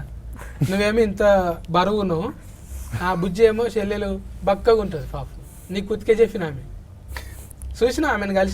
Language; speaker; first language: Telugu; native; Telugu